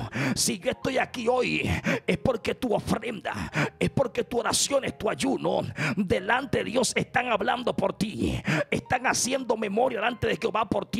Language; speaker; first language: Spanish; native; Spanish